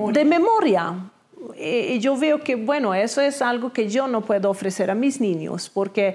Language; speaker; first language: Spanish; non-native, fluent; Swedish